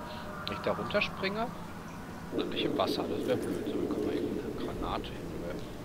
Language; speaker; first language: German; native; German